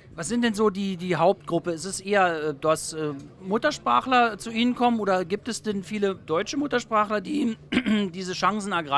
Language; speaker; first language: German; native; German